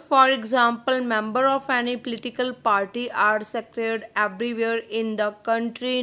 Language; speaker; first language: English; non-native, local second language; Punjabi